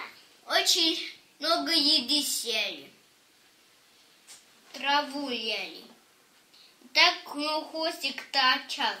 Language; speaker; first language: Russian; early bilingual, other home language; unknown